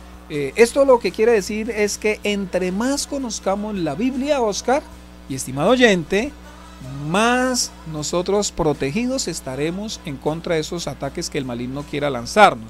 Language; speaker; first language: Spanish; native; Spanish